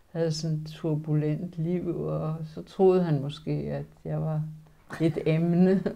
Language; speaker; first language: Danish; early bilingual, other home language; Polish